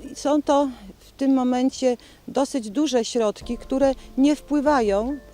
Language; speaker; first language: Polish; native; Polish